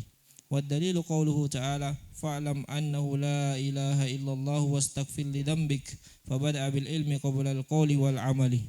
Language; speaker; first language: Arabic; non-native, learner; Indonesian